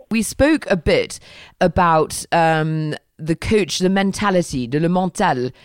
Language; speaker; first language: English; native; English